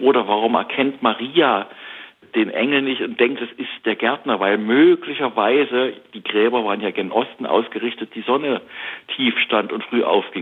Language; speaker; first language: German; native; German